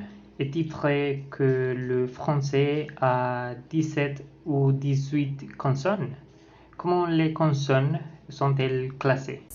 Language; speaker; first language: French; non-native, learner; Spanish